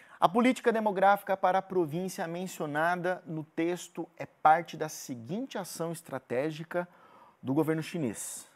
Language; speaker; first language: Portuguese; native; Portuguese